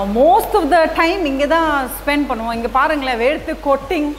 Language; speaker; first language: English; non-native, local second language; Assamese